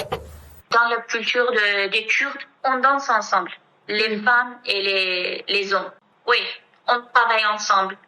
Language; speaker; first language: French; non-native, fluent; Kurdish